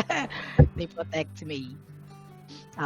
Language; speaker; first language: English; non-native, learner; Portuguese